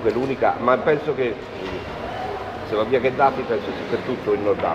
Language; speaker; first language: Italian; native; Italian